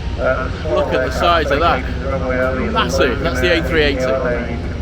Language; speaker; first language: English; native; English